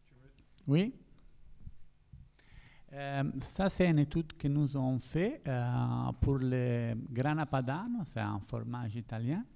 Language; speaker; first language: French; non-native, learner; Italian